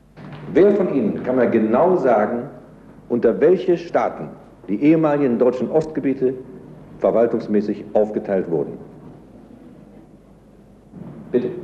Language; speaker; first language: German; native; German